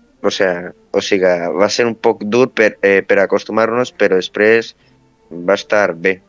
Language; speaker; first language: Catalan; early bilingual, other home language; Romanian